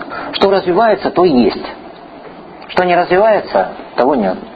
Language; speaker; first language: Russian; native; Russian